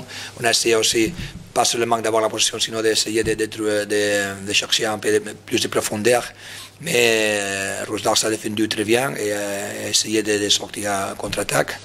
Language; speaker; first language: French; non-native, fluent; Spanish